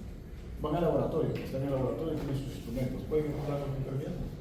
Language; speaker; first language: Spanish; native; Spanish